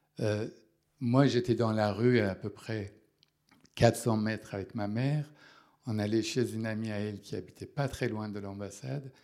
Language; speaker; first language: French; non-native, fluent; Persian